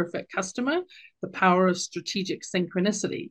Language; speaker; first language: English; native; English